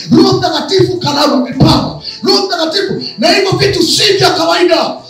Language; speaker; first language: Swahili; native; Swahili